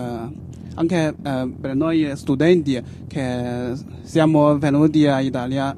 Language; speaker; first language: Italian; non-native, learner; Chinese